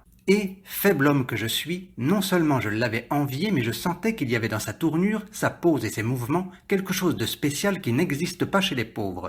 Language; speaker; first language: French; native; French